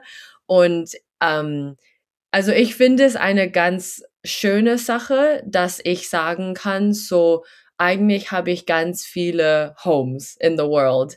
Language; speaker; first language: German; early bilingual, heritage; German